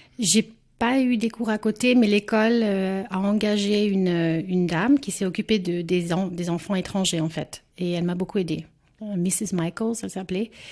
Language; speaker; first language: French; native; French